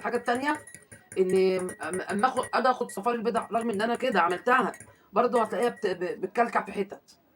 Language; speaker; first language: Arabic; native; Arabic